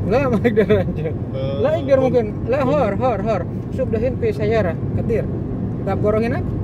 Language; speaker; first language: Arabic; non-native, learner; Indonesian